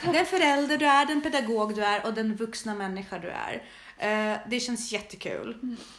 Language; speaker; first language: Swedish; early bilingual, other home language; Russian